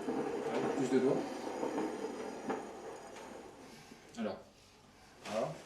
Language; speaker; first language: French; native; French